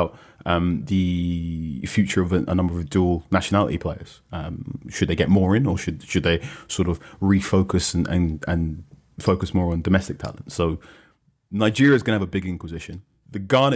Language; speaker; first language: English; native; English